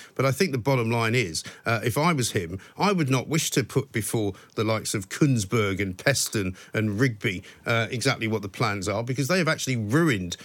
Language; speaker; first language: English; native; English